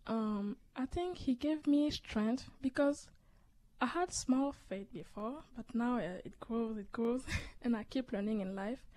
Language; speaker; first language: English; native; English